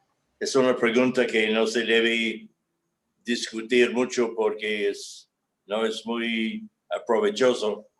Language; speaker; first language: Spanish; non-native, fluent; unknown